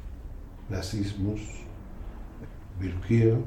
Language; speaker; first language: German; non-native, learner; Spanish